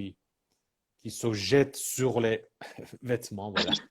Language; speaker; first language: French; non-native, fluent; Persian